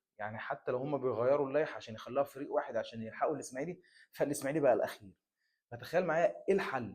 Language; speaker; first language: Arabic; native; Arabic